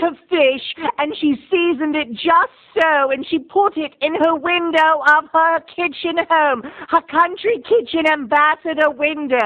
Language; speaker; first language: English; native; English